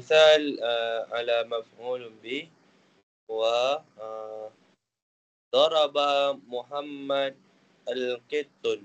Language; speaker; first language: Arabic; non-native, learner; Malay